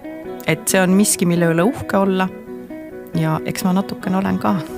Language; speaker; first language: Estonian; native; Estonian